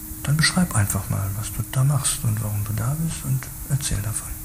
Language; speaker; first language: German; native; German